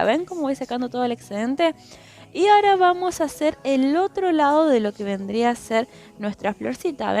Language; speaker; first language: Spanish; native; Spanish